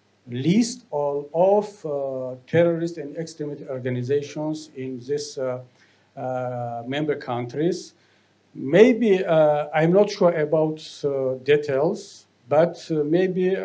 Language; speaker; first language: English; non-native, learner; Tajik